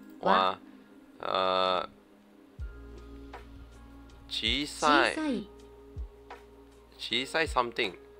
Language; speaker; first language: Japanese; non-native, learner; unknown